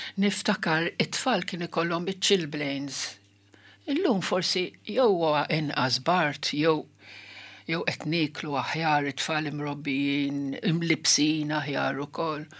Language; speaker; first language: Maltese; non-native, local second language; Italian